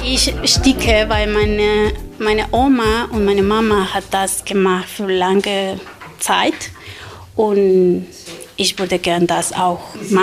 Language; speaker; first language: German; non-native, learner; Spanish